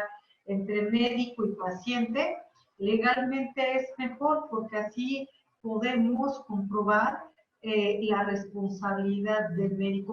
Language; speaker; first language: Spanish; native; Spanish